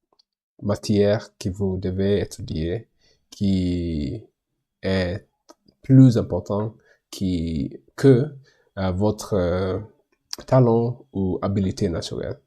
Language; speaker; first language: French; non-native, learner; English